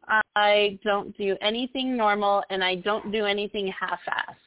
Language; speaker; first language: English; native; English